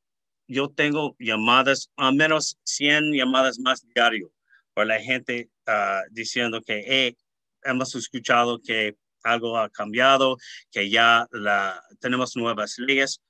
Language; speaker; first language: Spanish; early bilingual, heritage; Spanish